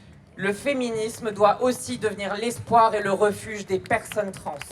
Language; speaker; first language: French; native; French